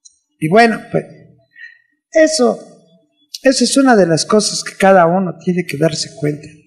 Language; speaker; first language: Spanish; native; Spanish